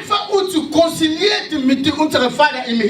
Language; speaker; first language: German; non-native, learner; French